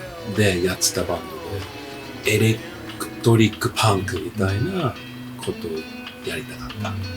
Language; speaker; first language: Japanese; non-native, fluent; English